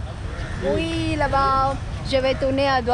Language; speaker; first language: French; non-native, learner; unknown